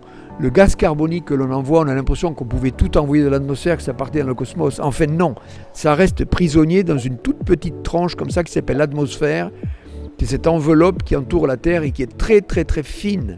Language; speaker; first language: French; native; French